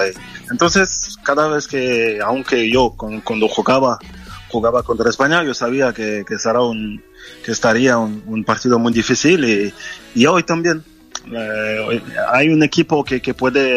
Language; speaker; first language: Spanish; non-native, fluent; French